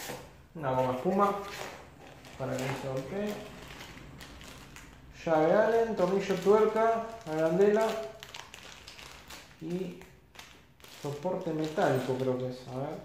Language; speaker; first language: Spanish; native; Spanish